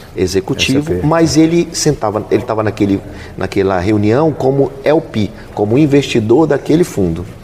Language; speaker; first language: Portuguese; native; Portuguese